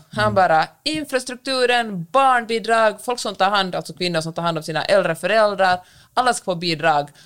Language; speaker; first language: Swedish; native; Swedish